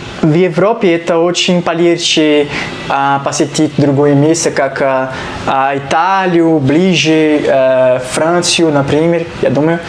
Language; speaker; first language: Russian; non-native, learner; Portuguese